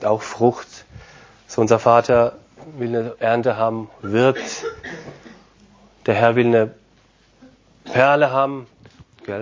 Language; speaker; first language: German; non-native, fluent; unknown